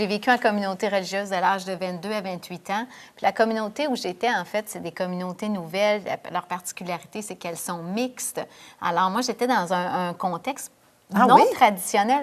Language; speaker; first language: French; native; French